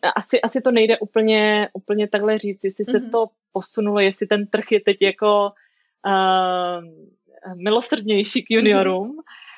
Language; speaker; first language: Czech; native; Czech